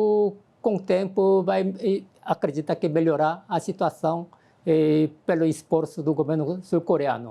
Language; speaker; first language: Portuguese; non-native, learner; Korean